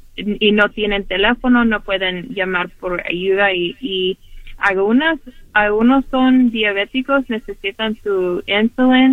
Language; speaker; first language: Spanish; early bilingual, heritage; Spanish